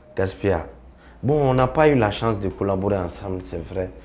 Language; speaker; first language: French; non-native, local second language; Tamasheq